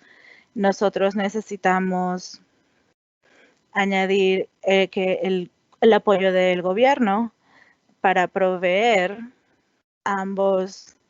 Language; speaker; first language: Spanish; non-native, fluent; English